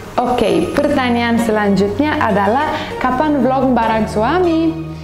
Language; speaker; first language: Indonesian; non-native, learner; Romanian